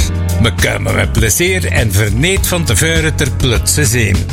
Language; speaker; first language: Dutch; native; Dutch